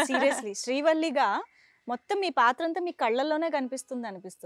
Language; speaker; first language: Telugu; native; Telugu